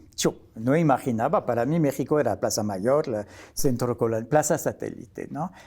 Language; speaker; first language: Spanish; non-native, fluent; French